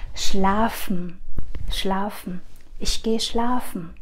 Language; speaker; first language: German; non-native, fluent; Vietnamese